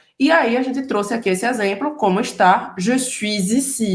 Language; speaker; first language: Portuguese; native; Portuguese